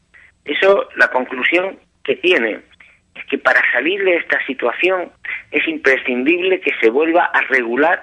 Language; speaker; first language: Spanish; native; Spanish